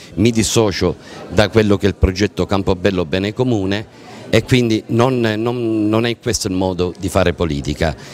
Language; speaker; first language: Italian; native; Italian